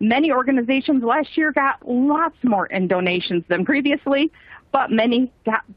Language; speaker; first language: English; native; English